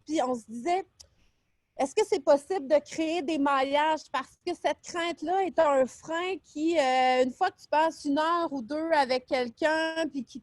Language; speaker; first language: French; native; French